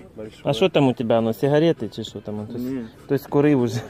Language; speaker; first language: Russian; native; Russian